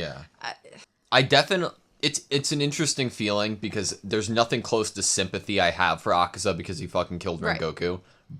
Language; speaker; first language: English; native; English